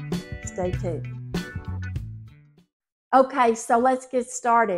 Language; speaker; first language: English; native; English